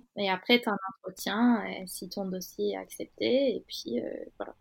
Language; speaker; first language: French; non-native, fluent; Turkish